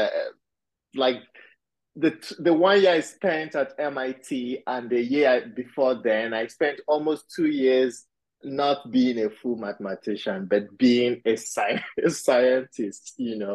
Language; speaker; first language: English; non-native, local second language; Igbo